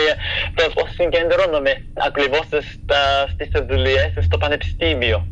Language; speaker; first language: Greek; non-native, fluent; Japanese